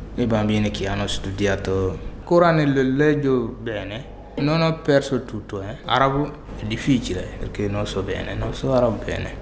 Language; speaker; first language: Italian; non-native, fluent; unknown